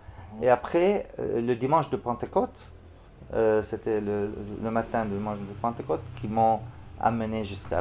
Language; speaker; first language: French; non-native, fluent; Arabic